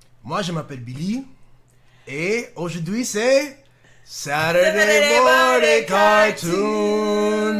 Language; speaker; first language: French; non-native, learner; English